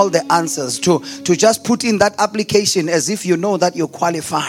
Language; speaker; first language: English; non-native, local second language; Zulu